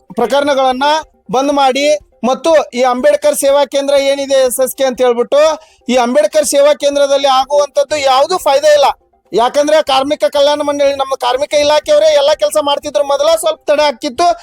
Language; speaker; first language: Kannada; native; Kannada